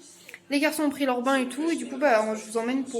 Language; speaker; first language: French; native; French